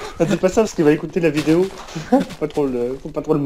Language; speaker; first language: French; native; French